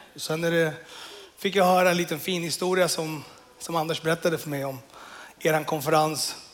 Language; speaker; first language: Swedish; early bilingual, other home language; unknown